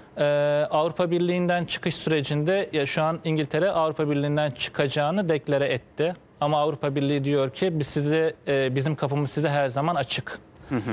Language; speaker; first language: Turkish; native; Turkish